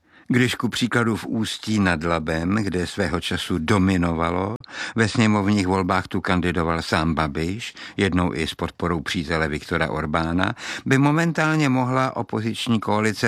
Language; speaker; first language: Czech; native; Czech